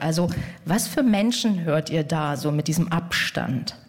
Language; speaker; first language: German; native; German